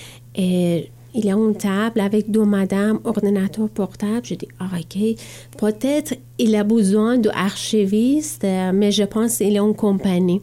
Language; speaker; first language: French; non-native, learner; Persian